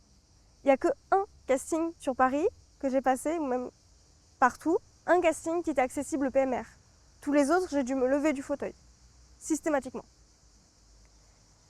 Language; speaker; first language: French; native; French